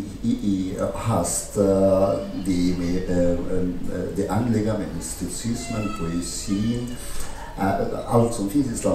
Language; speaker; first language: Swedish; non-native, fluent; Arabic